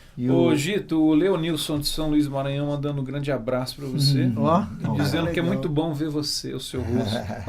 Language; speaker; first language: Portuguese; native; Portuguese